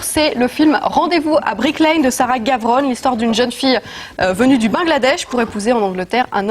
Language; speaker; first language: French; native; French